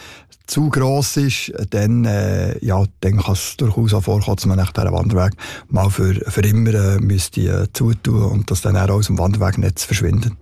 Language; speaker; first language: German; native; German